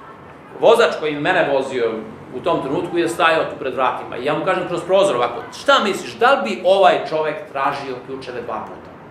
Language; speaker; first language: Serbian; native; Serbian